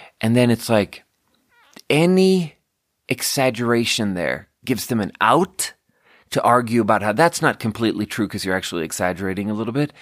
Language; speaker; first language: English; native; English